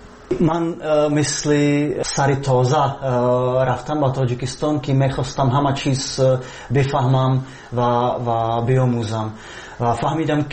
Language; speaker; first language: Tajik; non-native, fluent; Czech